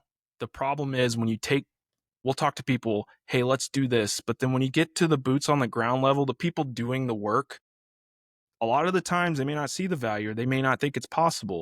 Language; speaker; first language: English; native; English